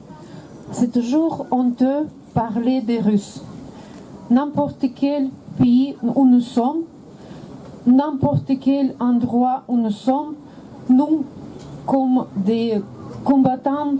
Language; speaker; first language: French; non-native, fluent; Russian